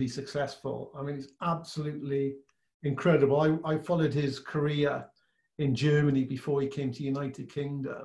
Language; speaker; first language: English; native; English